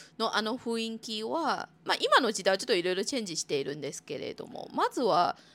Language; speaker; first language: Japanese; non-native, fluent; Chinese